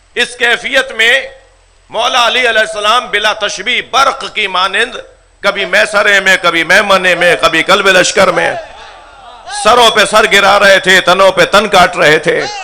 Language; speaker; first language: Urdu; non-native, local second language; Sindhi